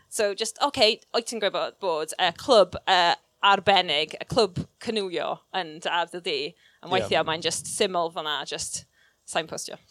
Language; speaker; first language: Welsh; non-native, local second language; English